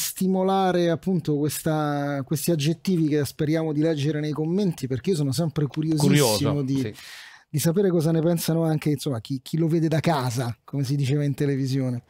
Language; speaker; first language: Italian; native; Italian